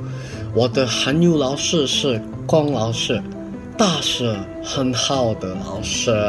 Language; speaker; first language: Chinese; non-native, learner; Malay